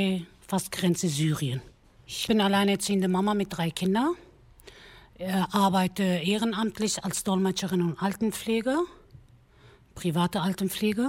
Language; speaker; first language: German; early bilingual, other home language; Kurdish